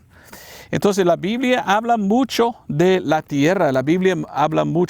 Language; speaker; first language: Spanish; non-native, learner; English